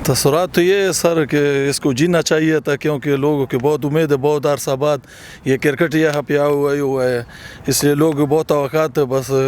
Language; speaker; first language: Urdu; non-native, fluent; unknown